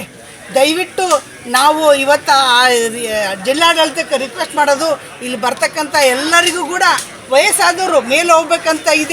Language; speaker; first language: Kannada; native; Kannada